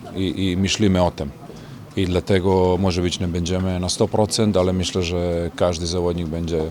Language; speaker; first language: Polish; non-native, learner; Serbian